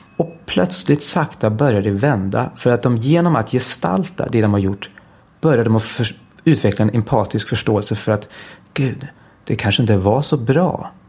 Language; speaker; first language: Swedish; early bilingual, heritage; Swedish